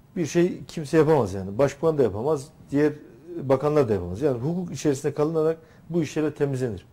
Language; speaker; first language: Turkish; native; Turkish